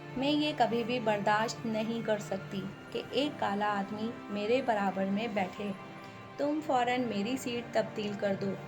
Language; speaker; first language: Urdu; non-native, local second language; Punjabi